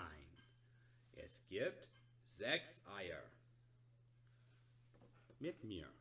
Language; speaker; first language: German; non-native, learner; English